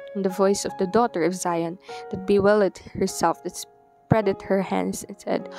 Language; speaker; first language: English; non-native, local second language; Iloko